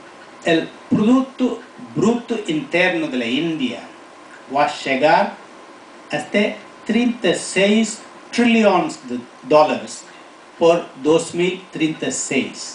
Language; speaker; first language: Spanish; non-native, fluent; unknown